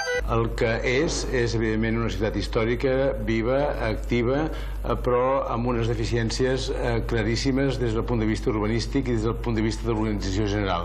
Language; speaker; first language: Catalan; native; Catalan